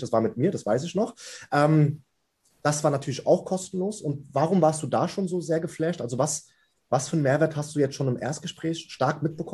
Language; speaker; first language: German; native; German